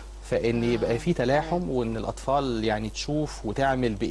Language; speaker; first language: Arabic; native; Arabic